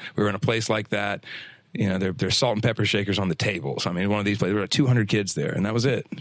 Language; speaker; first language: English; native; English